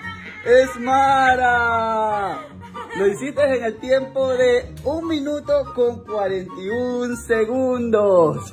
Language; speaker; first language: Spanish; native; Spanish